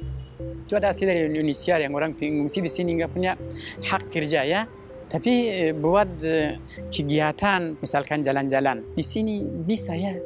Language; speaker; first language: Indonesian; non-native, learner; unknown